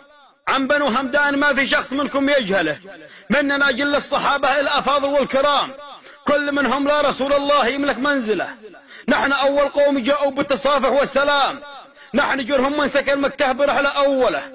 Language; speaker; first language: Arabic; native; Arabic